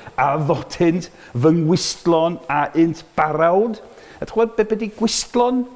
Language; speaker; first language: Welsh; non-native, fluent; English